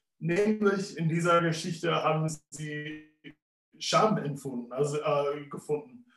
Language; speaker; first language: German; non-native, fluent; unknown